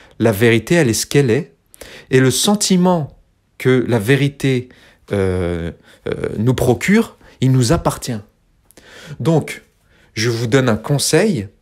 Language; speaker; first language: French; early bilingual, other home language; Kabyle